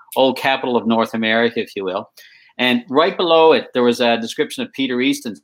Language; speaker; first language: English; native; English